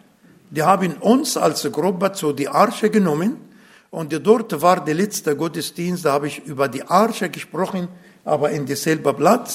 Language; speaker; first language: German; non-native, learner; Arabic